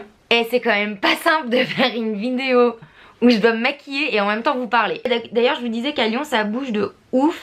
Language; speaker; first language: French; native; French